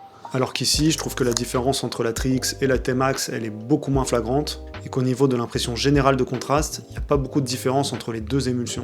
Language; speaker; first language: French; native; French